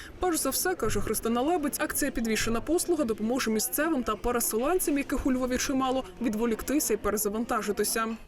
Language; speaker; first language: Ukrainian; native; Ukrainian